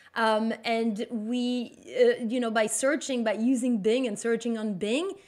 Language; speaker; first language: English; non-native, fluent; French